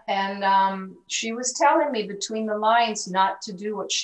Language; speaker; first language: English; early bilingual, other home language; Spanish